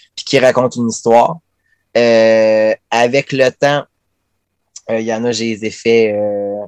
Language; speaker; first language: French; native; French